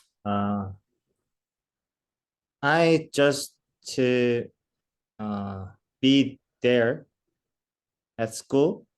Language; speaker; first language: English; non-native, learner; Korean